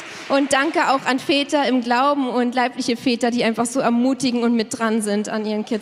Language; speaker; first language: German; native; German